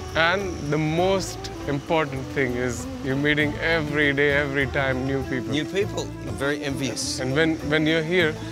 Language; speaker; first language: English; native; English